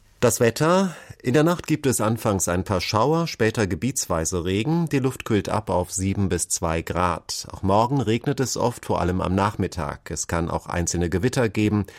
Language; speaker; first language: German; native; German